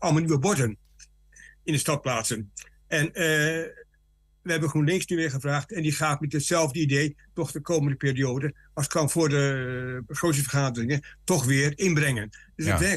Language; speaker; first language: Dutch; native; Dutch